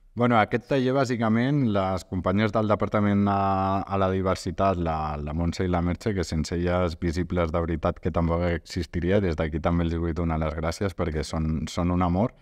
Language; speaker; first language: Catalan; non-native, local second language; Spanish